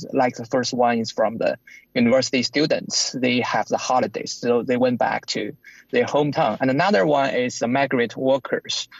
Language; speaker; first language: English; non-native, fluent; Chinese